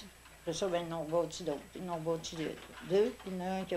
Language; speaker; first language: French; native; French